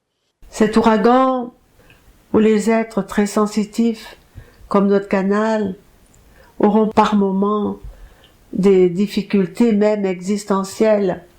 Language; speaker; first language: French; native; French